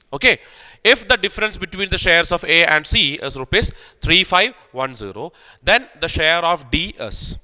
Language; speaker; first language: English; non-native, local second language; Malayalam